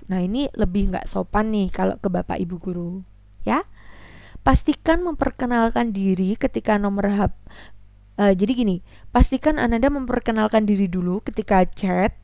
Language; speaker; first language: Indonesian; native; Indonesian